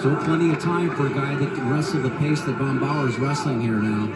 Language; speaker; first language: English; native; English